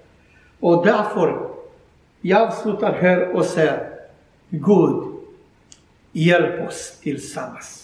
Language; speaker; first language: Swedish; non-native, learner; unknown